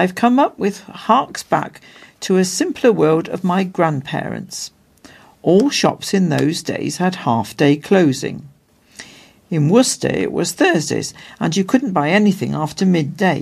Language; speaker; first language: English; native; English